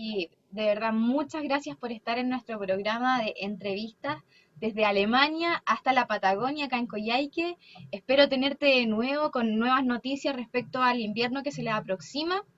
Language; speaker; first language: Spanish; native; Spanish